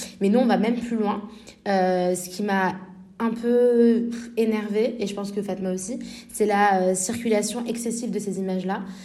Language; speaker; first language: French; native; French